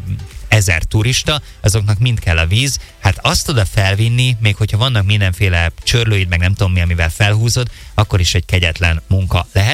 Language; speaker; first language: Hungarian; native; Hungarian